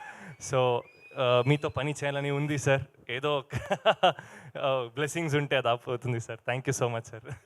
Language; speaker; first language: Telugu; non-native, learner; Kannada